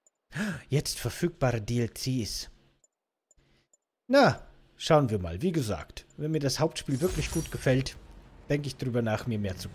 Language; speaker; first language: German; native; German